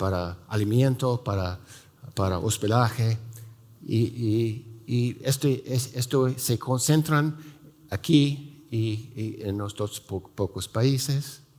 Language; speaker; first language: Spanish; non-native, fluent; English